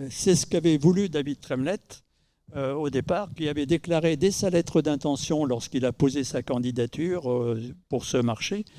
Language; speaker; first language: French; native; French